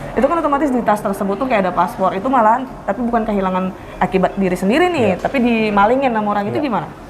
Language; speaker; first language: Indonesian; native; Indonesian